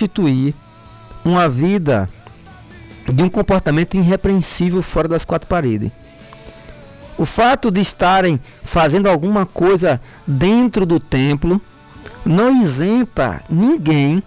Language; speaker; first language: Portuguese; native; Portuguese